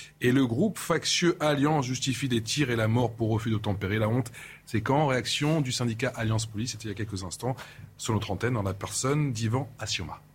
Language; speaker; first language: French; native; French